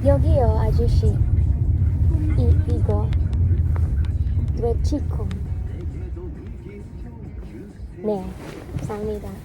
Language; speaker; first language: Korean; non-native, learner; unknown